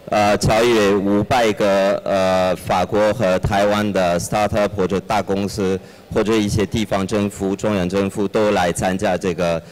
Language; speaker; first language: Chinese; non-native, fluent; French